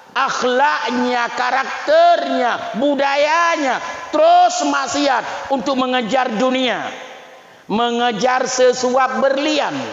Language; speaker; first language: Malay; non-native, local second language; Achinese